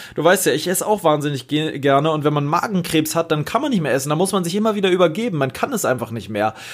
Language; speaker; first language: German; native; German